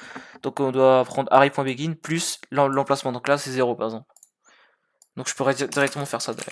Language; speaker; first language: French; native; French